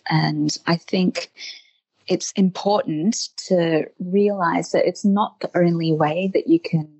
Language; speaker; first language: English; native; English